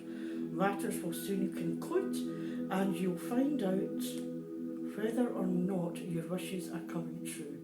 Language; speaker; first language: English; native; English